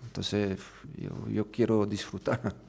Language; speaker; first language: Spanish; non-native, fluent; French